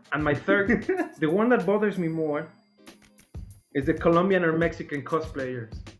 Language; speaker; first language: English; non-native, fluent; Spanish